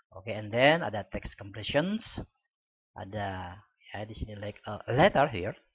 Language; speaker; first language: English; non-native, fluent; Indonesian